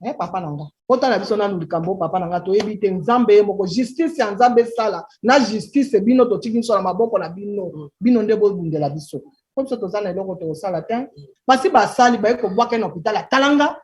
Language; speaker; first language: Lingala; native; Lingala